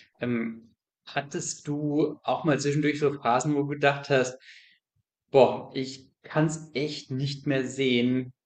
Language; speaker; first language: German; native; German